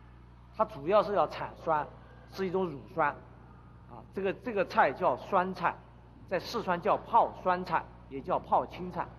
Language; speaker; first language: Chinese; native; Chinese